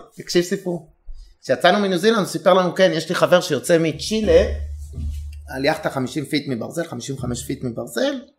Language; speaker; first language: Hebrew; native; Hebrew